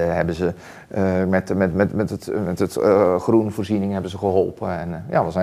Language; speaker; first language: Dutch; native; Dutch